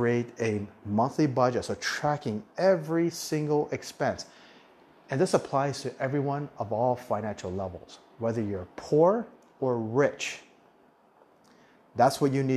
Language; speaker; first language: English; early bilingual, other home language; Min Nan Chinese